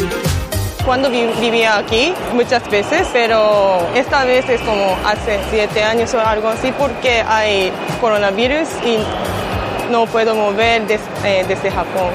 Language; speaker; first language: Spanish; non-native, learner; Japanese